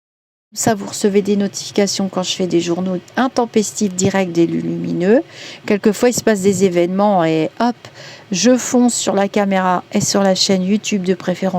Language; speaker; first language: French; native; French